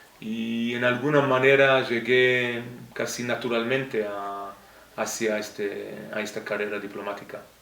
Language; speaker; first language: Spanish; non-native, fluent; Hebrew